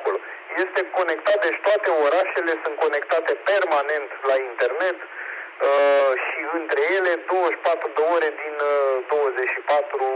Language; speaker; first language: Romanian; native; Romanian